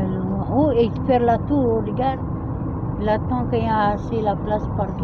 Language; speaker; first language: French; non-native, learner; Filipino